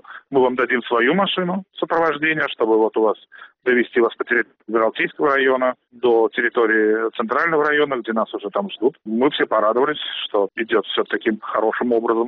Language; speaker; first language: Russian; native; Russian